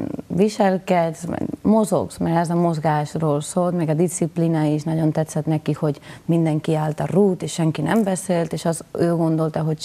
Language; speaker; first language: Hungarian; non-native, learner; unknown